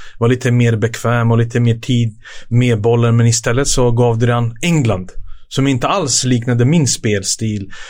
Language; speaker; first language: Swedish; early bilingual, other home language; Serbian